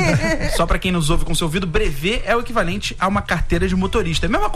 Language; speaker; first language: Portuguese; native; Portuguese